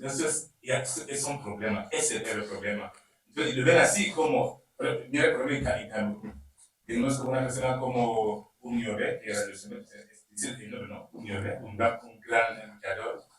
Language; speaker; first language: Spanish; non-native, learner; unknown